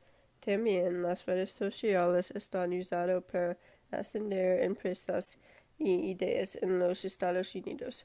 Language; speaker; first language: Spanish; non-native, learner; English